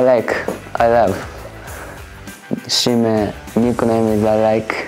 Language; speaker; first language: English; non-native, learner; Japanese